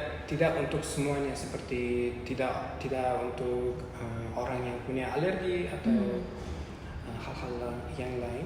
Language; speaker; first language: Indonesian; non-native, learner; Uzbek